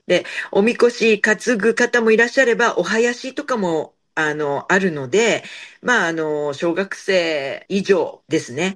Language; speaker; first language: Japanese; native; Japanese